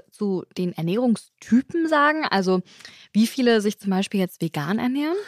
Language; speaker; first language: German; non-native, fluent; Spanish